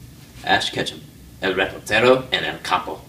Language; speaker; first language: Spanish; non-native, learner; English